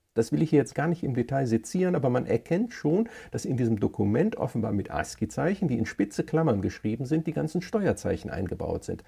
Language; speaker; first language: German; native; German